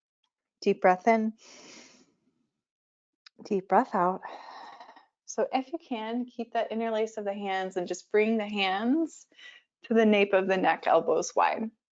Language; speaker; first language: English; native; English